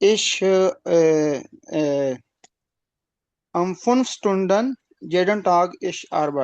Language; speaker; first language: German; non-native, learner; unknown